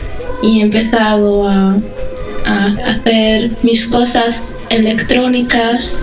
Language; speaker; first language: Spanish; non-native, fluent; Slovak